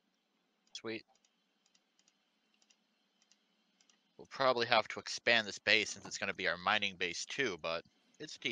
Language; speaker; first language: English; native; English